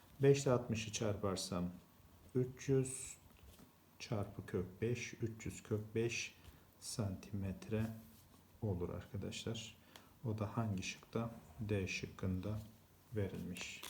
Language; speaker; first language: Turkish; native; Turkish